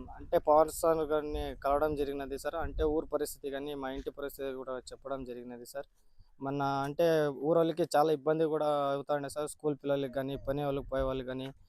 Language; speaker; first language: Telugu; non-native, local second language; Kannada